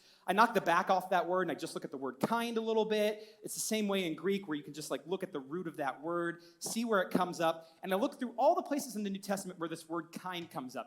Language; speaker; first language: English; native; English